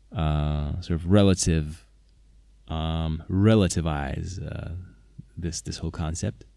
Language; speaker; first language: English; non-native, fluent; Slovak